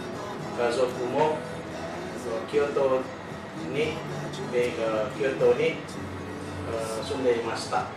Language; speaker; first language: Japanese; non-native, learner; Indonesian